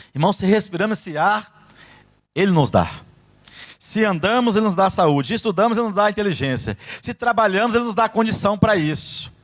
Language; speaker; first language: Portuguese; native; Portuguese